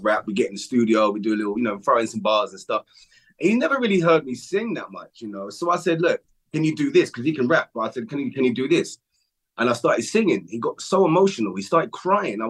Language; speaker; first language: English; native; English